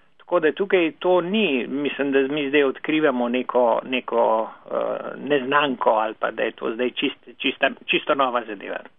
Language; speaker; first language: Slovenian; non-native, local second language; Serbian